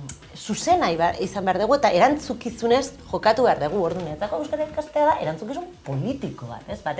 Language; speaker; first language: Basque; non-native, local second language; Spanish